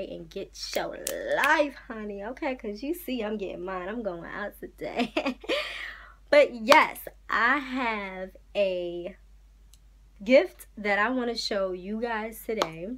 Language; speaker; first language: English; native; English